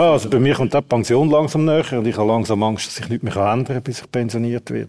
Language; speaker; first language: German; native; German